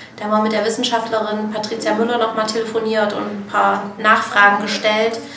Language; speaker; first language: German; native; German